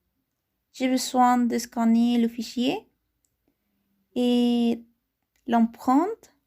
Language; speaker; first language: French; non-native, learner; Spanish